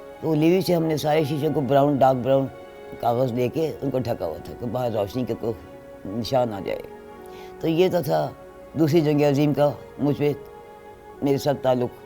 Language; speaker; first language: Urdu; native; Urdu